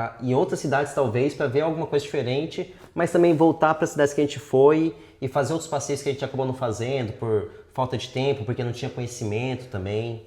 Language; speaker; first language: Portuguese; native; Portuguese